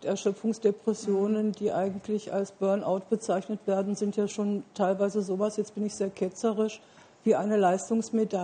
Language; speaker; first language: German; native; German